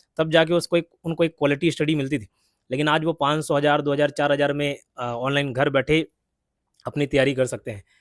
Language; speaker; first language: Hindi; native; Hindi